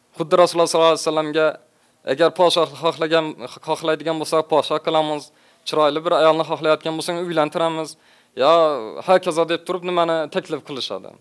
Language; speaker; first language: Uzbek; native; Uzbek